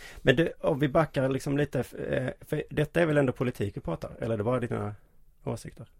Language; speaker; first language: Swedish; native; Swedish